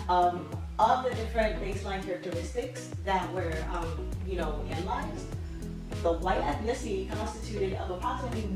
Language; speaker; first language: English; native; English